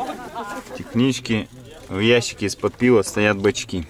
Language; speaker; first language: Russian; native; Russian